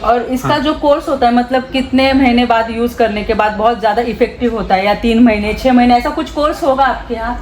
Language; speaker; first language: Hindi; non-native, local second language; Marathi